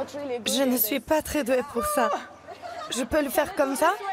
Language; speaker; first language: French; non-native, fluent; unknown